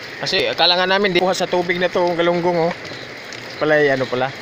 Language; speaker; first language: Filipino; native; Filipino